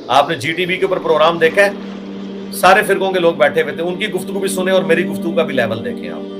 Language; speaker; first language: Urdu; native; Urdu